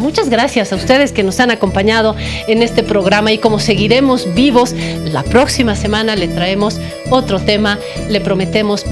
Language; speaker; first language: Spanish; native; Spanish